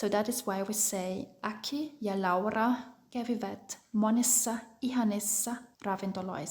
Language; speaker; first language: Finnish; non-native, fluent; German